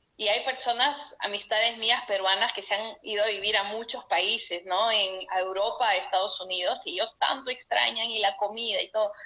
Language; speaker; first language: Spanish; native; Spanish